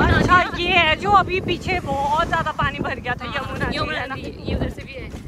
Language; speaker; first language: Hindi; native; Hindi